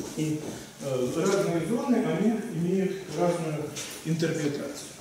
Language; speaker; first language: Russian; native; Russian